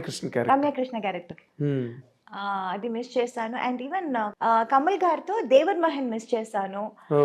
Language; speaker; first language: Telugu; non-native, local second language; Tamil